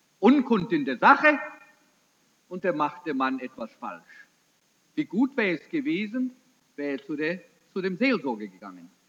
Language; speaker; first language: German; early bilingual, heritage; German